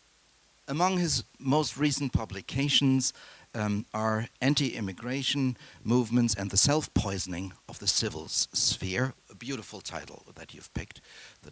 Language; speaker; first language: English; non-native, fluent; German